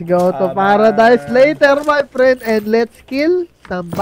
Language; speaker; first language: English; non-native, local second language; Filipino